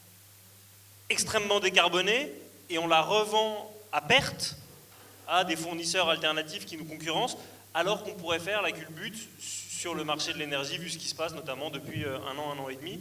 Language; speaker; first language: French; native; French